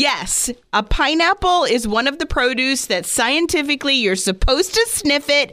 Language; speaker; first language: English; native; English